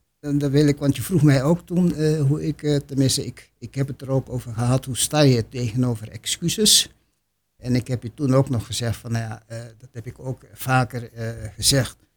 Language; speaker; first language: Dutch; native; Dutch